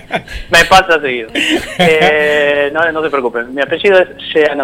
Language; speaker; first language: Spanish; native; Spanish